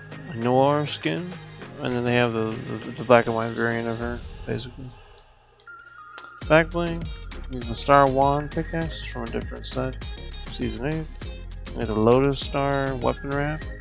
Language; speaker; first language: English; native; English